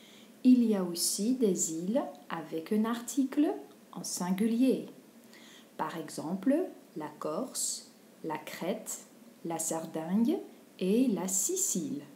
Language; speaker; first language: French; non-native, fluent; Dutch